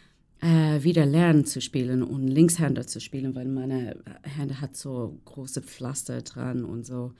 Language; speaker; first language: German; non-native, fluent; English